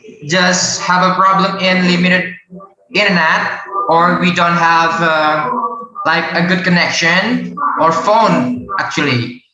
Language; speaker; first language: English; non-native, learner; Indonesian